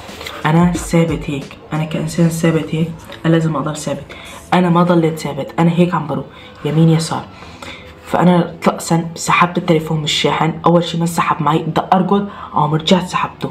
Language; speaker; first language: Arabic; native; Arabic